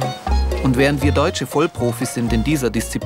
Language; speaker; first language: German; native; German